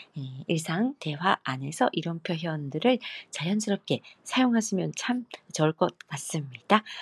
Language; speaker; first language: Korean; non-native, fluent; Japanese